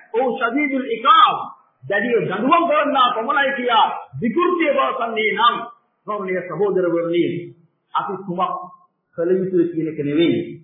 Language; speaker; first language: Sinhala; non-native, local second language; Tamil